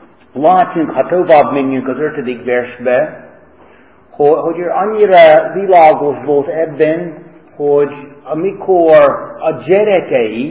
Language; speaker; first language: Hungarian; non-native, fluent; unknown